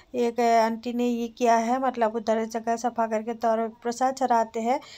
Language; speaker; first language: Hindi; non-native, local second language; Assamese